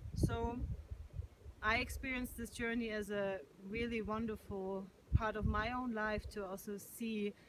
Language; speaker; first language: English; non-native, fluent; German